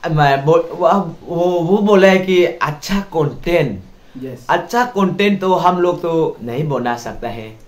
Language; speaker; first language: Hindi; non-native, local second language; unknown